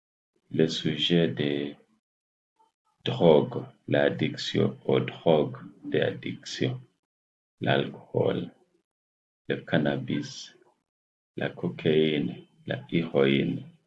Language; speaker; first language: French; non-native, fluent; English